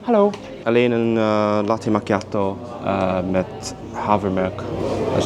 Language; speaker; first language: Dutch; non-native, learner; Cantonese